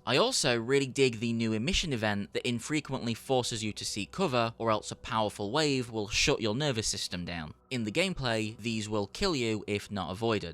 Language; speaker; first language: English; native; English